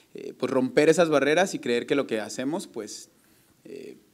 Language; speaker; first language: Spanish; native; Spanish